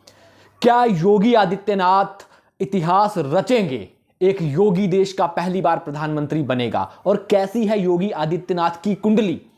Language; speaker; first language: Hindi; native; Hindi